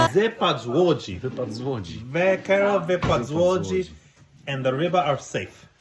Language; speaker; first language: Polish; non-native, learner; English